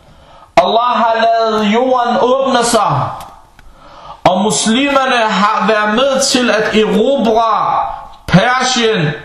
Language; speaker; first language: Danish; early bilingual, other home language; Arabic